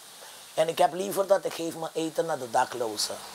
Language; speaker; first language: Dutch; non-native, fluent; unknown